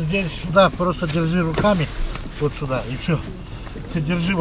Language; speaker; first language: Russian; native; Russian